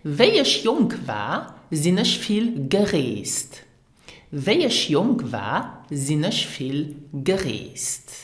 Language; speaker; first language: German; non-native, learner; English